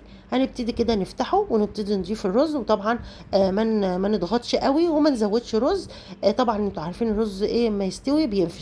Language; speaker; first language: Arabic; native; Arabic